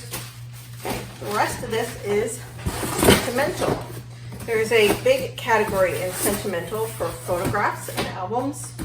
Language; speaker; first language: English; native; English